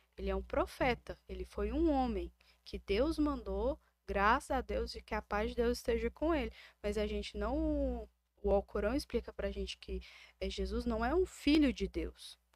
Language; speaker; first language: Portuguese; native; Portuguese